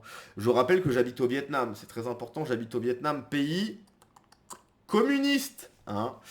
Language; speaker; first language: French; native; French